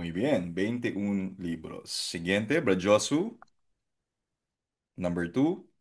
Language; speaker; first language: Spanish; non-native, fluent; Filipino